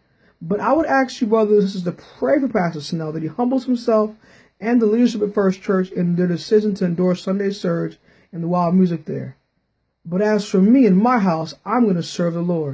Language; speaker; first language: English; native; English